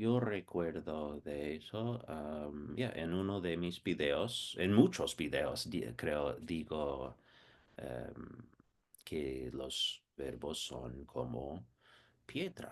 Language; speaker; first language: Spanish; non-native, fluent; English